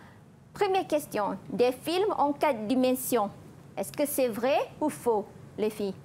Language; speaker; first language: French; non-native, fluent; Malay